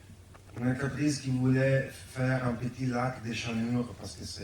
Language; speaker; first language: French; non-native, fluent; Italian